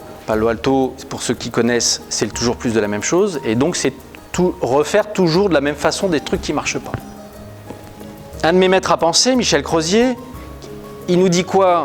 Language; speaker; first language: French; native; French